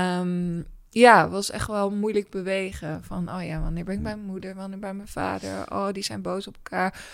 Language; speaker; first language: Dutch; native; Dutch